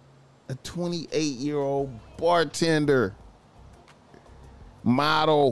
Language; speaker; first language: English; native; English